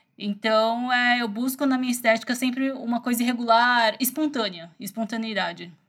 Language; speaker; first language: Portuguese; early bilingual, other home language; Chinese